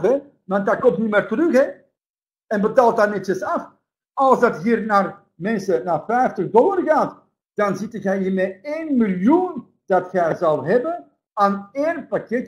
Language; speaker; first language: Dutch; native; Dutch